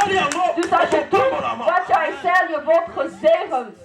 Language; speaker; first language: Dutch; non-native, fluent; Lingala